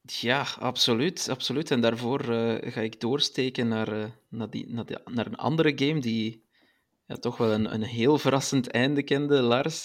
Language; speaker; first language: Dutch; native; Dutch